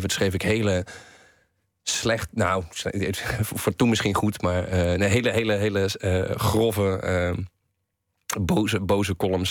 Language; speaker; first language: Dutch; native; Dutch